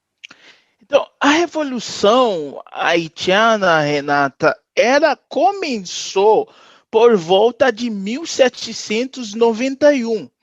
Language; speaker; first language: Portuguese; non-native, fluent; Haitian Creole